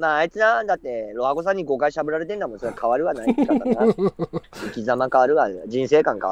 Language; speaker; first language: Japanese; native; Japanese